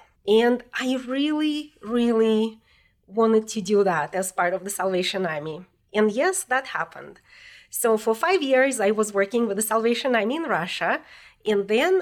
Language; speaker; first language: English; non-native, fluent; Russian